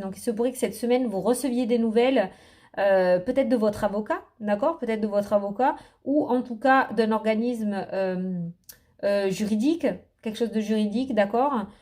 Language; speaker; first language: French; native; French